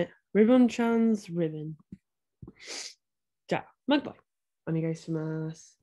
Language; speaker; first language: Japanese; non-native, fluent; English